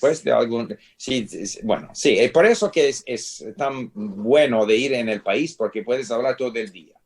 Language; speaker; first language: Spanish; non-native, fluent; English